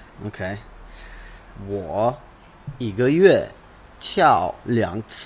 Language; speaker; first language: Chinese; non-native, learner; English